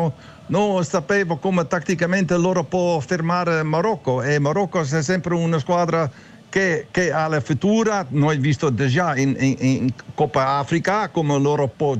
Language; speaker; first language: Italian; non-native, learner; Dutch